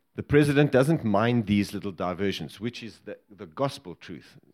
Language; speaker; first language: English; native; English